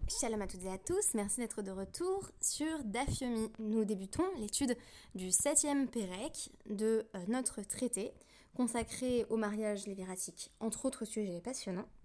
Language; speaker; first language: French; native; French